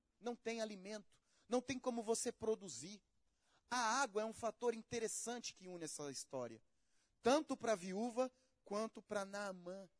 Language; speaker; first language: Portuguese; native; Portuguese